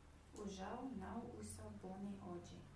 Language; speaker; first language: Portuguese; non-native, learner; Dutch